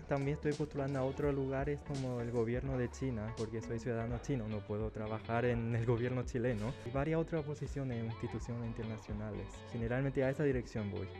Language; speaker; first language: Spanish; early bilingual, other home language; Chinese